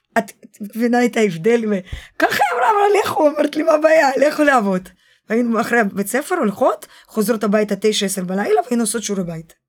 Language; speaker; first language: Hebrew; early bilingual, other home language; Russian